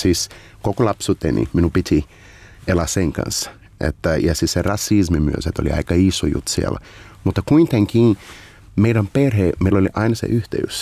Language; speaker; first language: Finnish; non-native, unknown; Portuguese